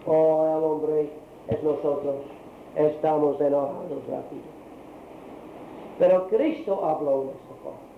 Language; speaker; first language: Spanish; non-native, learner; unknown